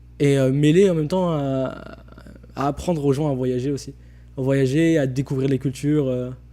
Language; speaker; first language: French; native; French